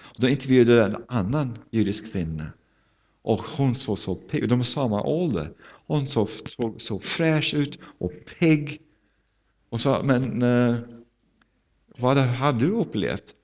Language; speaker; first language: Swedish; non-native, fluent; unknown